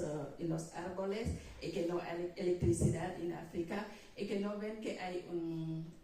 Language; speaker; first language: Spanish; non-native, fluent; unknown